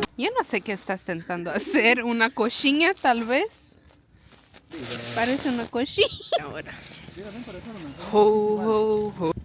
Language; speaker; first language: Spanish; early bilingual, heritage; Spanish